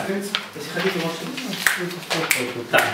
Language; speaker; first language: Russian; non-native, learner; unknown